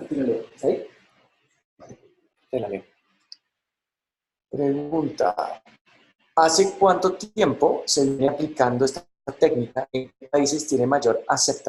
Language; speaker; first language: Spanish; native; Spanish